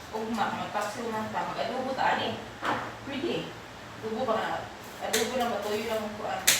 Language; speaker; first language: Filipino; non-native, local second language; Cebuano